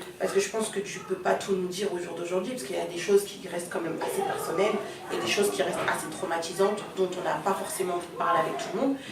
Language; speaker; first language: French; early bilingual, other home language; Soninke